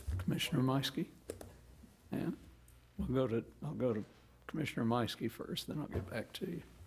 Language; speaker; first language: English; native; English